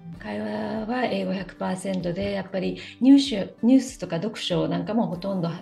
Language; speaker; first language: Japanese; native; Japanese